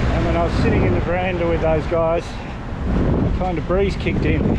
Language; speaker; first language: English; native; English